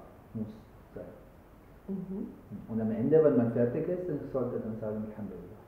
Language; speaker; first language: German; non-native, learner; Arabic